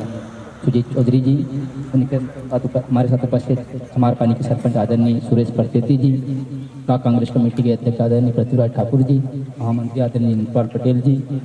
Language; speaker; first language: Hindi; native; Hindi